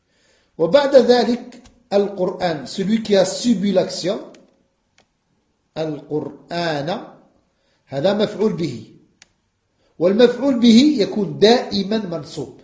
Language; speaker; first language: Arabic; non-native, fluent; French